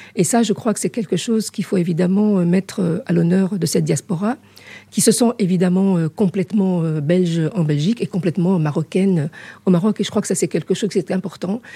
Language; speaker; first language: French; early bilingual, other home language; Arabic